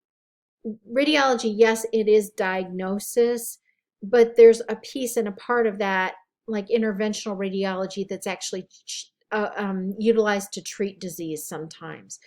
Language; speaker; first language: English; native; English